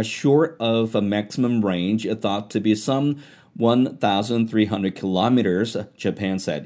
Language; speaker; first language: English; non-native, fluent; Korean